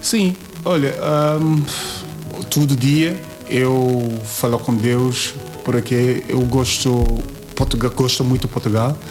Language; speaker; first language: Portuguese; non-native, learner; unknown